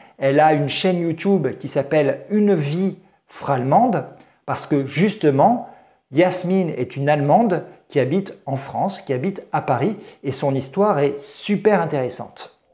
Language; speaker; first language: French; native; French